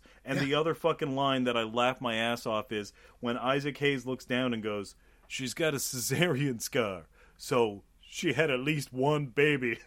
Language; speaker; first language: English; native; English